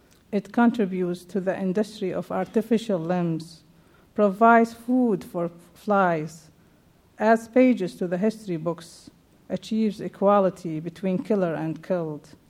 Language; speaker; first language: English; non-native, fluent; Arabic